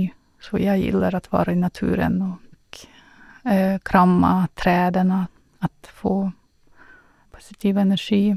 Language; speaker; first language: Swedish; non-native, learner; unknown